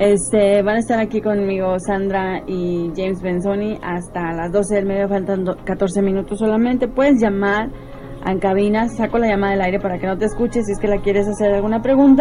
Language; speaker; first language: Spanish; native; Spanish